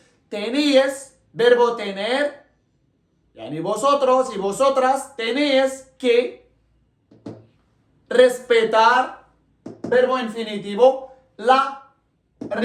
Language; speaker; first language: Spanish; non-native, local second language; Arabic